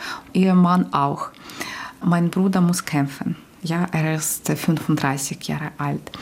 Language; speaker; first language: German; non-native, learner; Ukrainian